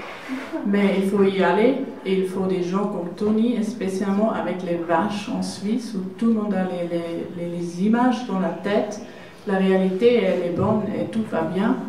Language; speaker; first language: French; non-native, learner; German